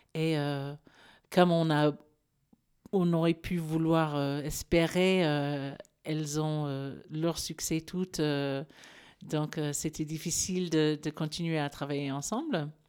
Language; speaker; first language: French; non-native, fluent; English